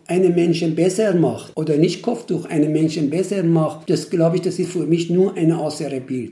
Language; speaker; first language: German; non-native, fluent; Persian